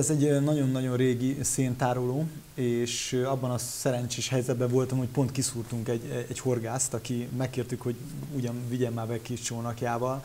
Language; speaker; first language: Hungarian; native; Hungarian